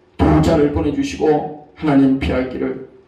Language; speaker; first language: Korean; native; Korean